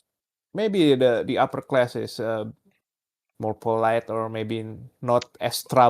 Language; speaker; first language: English; non-native, learner; Indonesian